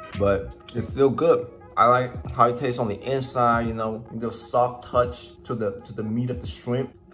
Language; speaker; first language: English; non-native, fluent; Chinese